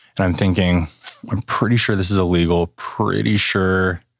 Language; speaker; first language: English; native; English